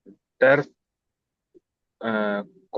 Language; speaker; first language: German; non-native, learner; Tamil